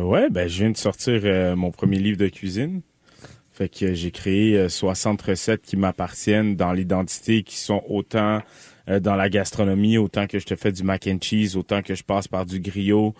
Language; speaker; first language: French; early bilingual, other home language; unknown